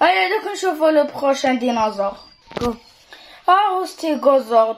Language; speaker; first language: Arabic; native; Arabic